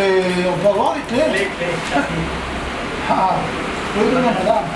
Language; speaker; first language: French; native; French